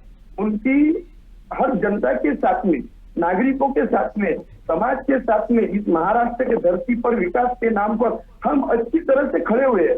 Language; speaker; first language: Hindi; non-native, local second language; Marathi